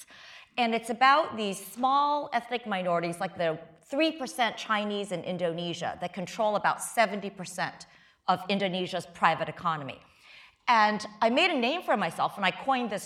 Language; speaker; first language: English; early bilingual, other home language; Chinese